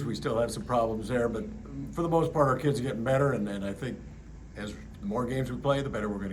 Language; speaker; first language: English; native; English